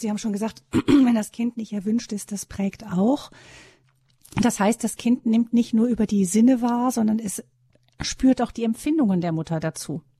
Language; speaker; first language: German; native; German